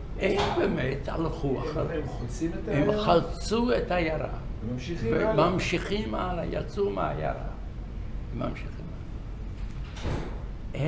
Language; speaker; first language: Hebrew; non-native, fluent; Yiddish